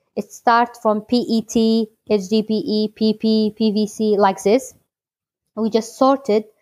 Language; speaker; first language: English; non-native, learner; Kurdish